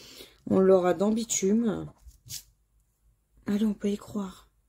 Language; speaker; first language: French; native; French